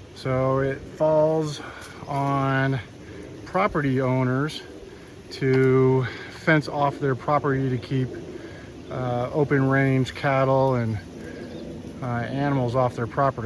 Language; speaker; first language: English; native; English